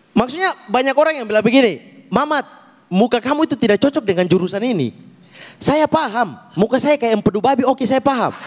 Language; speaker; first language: Indonesian; native; Indonesian